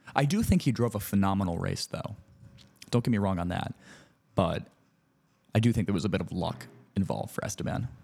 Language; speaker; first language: English; native; English